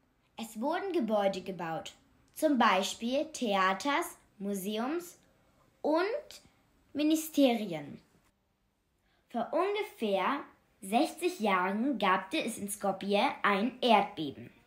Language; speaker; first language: German; early bilingual, other home language; Macedonian